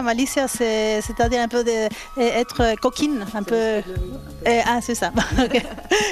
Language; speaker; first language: French; non-native, learner; Spanish